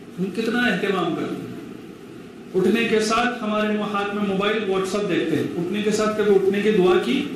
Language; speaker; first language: Urdu; native; Urdu